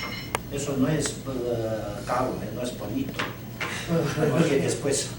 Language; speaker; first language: Spanish; non-native, learner; Chinese